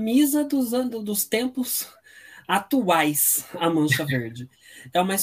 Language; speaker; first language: Portuguese; native; Portuguese